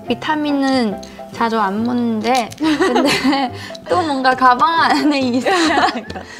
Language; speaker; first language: Korean; non-native, fluent; Chinese